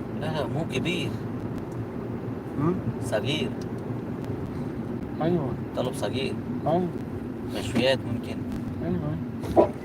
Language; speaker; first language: Arabic; non-native, learner; Bangla